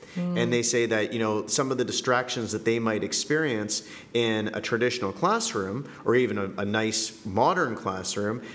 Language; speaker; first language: English; native; English